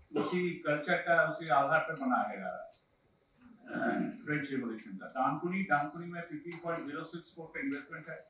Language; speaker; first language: Hindi; native; Hindi